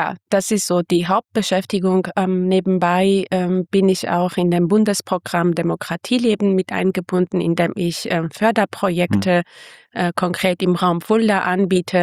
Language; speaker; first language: German; non-native, fluent; Armenian